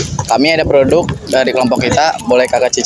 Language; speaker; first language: Indonesian; native; Indonesian